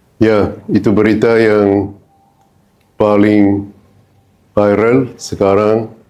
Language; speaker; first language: Indonesian; non-native, fluent; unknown